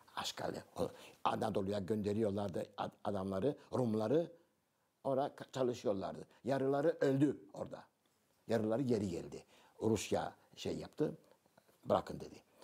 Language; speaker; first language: Turkish; non-native, local second language; Greek